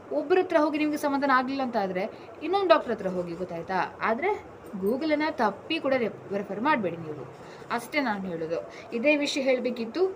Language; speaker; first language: Kannada; non-native, local second language; Tulu